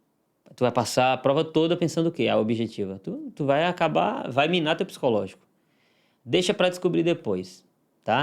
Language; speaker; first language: Portuguese; native; Portuguese